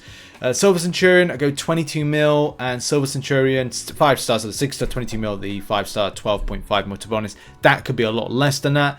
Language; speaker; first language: English; native; English